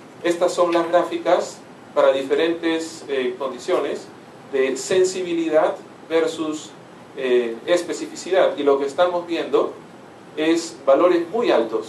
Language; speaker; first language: Spanish; native; Spanish